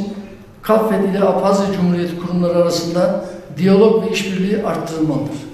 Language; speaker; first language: Turkish; native; Turkish